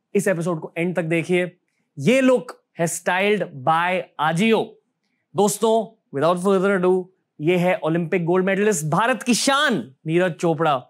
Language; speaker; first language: Hindi; native; Hindi